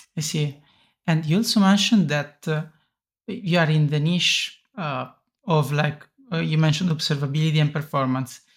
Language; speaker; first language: English; non-native, fluent; Italian